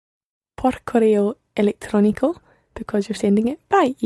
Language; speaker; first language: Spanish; non-native, learner; English